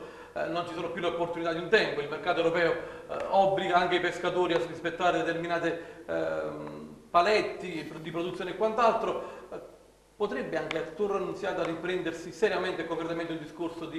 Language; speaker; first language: Italian; native; Italian